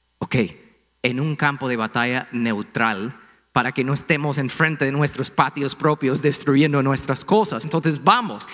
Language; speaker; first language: Spanish; non-native, fluent; English